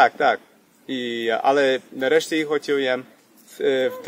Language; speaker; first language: Polish; early bilingual, heritage; Polish